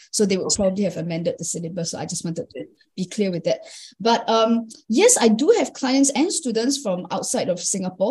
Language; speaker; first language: English; native; English